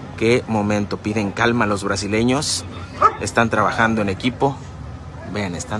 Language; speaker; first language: Spanish; native; Spanish